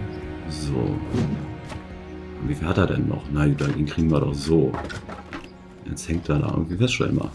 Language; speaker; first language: German; native; German